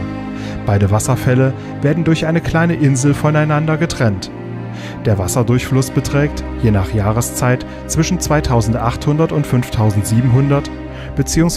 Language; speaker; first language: German; native; German